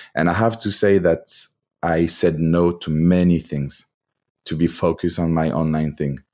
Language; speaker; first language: English; non-native, fluent; French